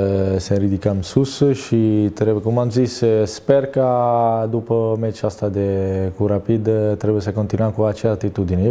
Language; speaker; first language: Romanian; non-native, learner; Italian